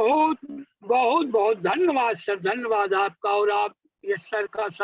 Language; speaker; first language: Hindi; native; Hindi